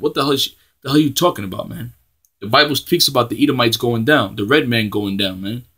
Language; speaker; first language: English; native; English